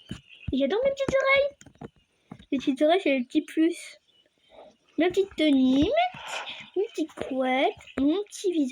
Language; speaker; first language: French; native; French